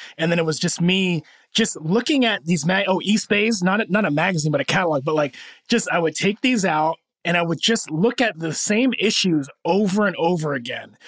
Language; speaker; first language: English; early bilingual, other home language; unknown